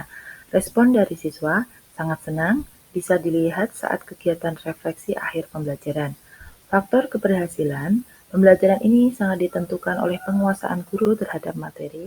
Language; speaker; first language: Indonesian; native; Indonesian